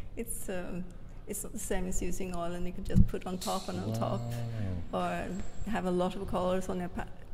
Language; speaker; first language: English; non-native, fluent; Norwegian